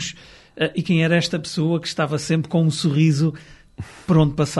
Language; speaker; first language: Portuguese; native; Portuguese